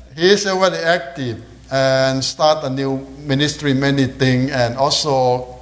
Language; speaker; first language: English; non-native, fluent; Thai